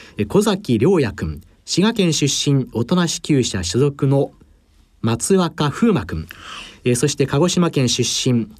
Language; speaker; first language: Japanese; native; Japanese